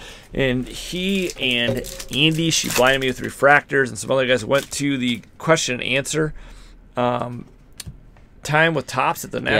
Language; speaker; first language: English; native; English